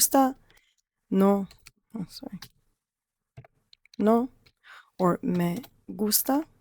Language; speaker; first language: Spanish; non-native, fluent; English